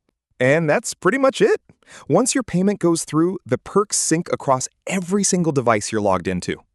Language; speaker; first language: English; native; English